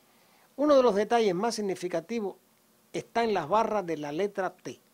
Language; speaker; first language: Spanish; native; Spanish